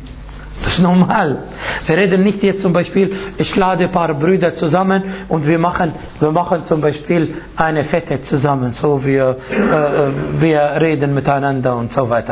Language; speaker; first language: German; non-native, fluent; Arabic